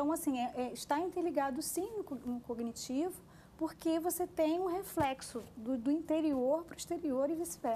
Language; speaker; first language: Portuguese; native; Portuguese